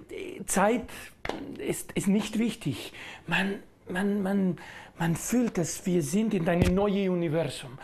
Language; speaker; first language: German; non-native, learner; Spanish